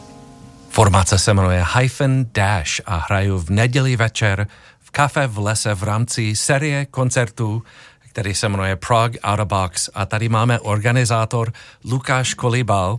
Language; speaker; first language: Czech; non-native, learner; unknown